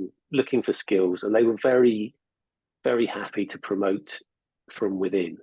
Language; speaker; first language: English; native; English